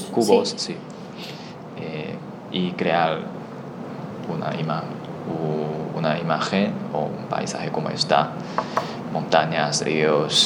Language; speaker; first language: Spanish; non-native, learner; Chinese